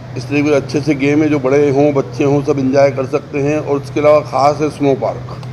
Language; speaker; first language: Hindi; non-native, local second language; Gujarati